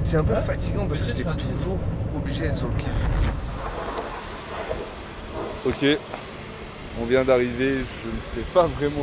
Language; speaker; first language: French; native; French